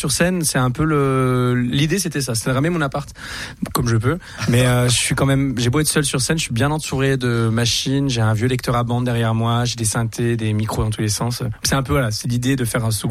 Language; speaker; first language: French; native; French